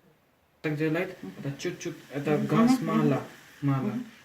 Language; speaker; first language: Russian; non-native, learner; Hindi